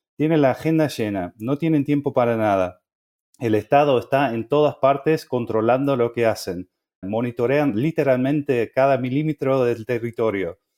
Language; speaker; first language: Spanish; non-native, fluent; Dutch